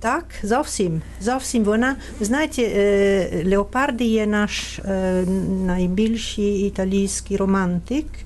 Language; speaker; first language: Ukrainian; non-native, fluent; Italian